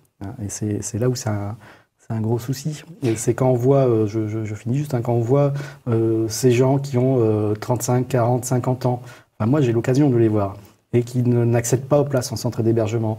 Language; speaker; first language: French; native; French